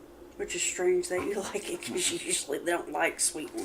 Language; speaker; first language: English; native; English